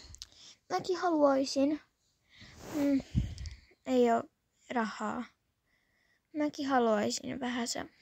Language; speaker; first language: Finnish; early bilingual, other home language; Polish